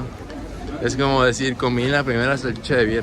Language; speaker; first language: Spanish; native; Spanish